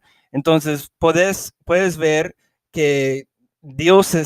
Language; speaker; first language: Spanish; early bilingual, heritage; English